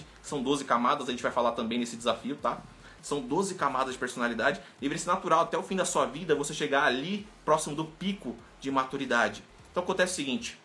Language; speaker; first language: Portuguese; native; Portuguese